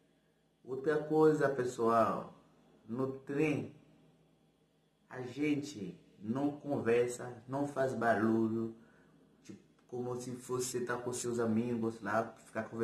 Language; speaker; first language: Portuguese; non-native, fluent; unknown